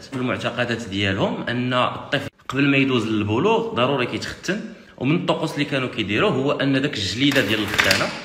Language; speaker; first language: Arabic; native; Arabic